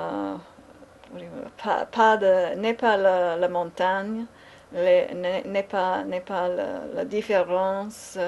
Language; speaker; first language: French; non-native, learner; English